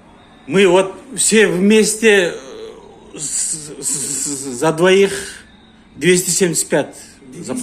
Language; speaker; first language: Russian; non-native, local second language; Kyrgyz